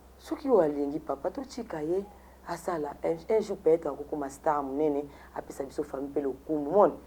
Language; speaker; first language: Lingala; native; Lingala